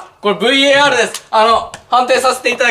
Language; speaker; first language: Japanese; native; Japanese